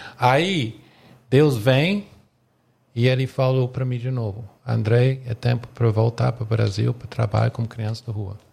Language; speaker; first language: Portuguese; non-native, fluent; English